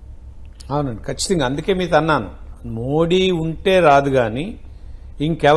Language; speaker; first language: Telugu; native; Telugu